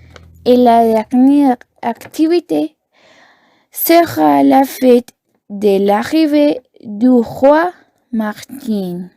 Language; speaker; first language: French; non-native, learner; Spanish